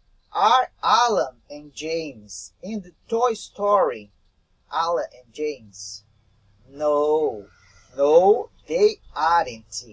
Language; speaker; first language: English; non-native, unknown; Portuguese